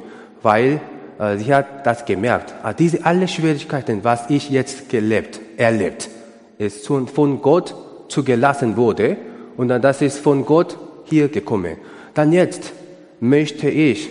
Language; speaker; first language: German; non-native, learner; Korean